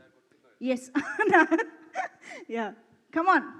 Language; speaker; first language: Telugu; native; Telugu